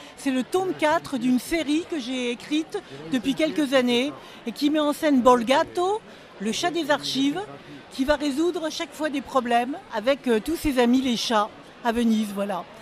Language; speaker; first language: French; native; French